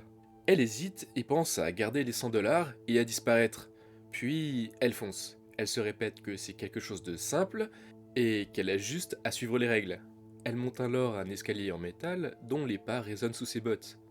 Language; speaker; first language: French; native; French